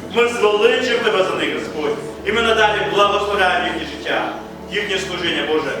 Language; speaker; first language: Ukrainian; native; Ukrainian